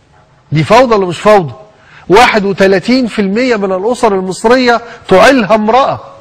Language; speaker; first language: Arabic; native; Arabic